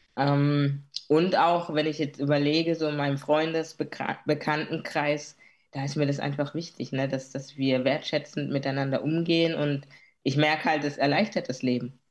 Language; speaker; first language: German; native; German